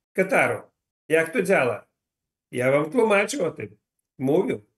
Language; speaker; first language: Polish; non-native, learner; Ukrainian